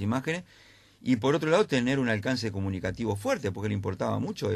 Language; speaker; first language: Spanish; native; Spanish